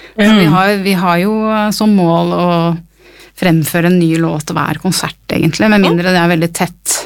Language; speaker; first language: Norwegian; early bilingual, other home language; English